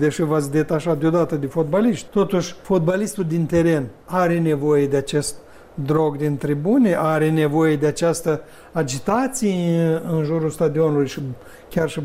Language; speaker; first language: Romanian; native; Romanian